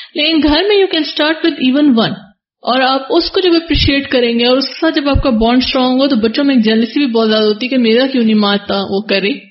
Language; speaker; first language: Urdu; native; Urdu